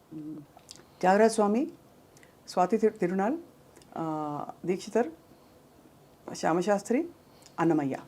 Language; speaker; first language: Telugu; native; Telugu